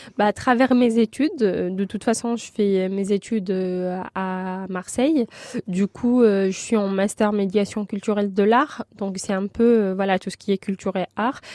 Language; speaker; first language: French; non-native, local second language; Arabic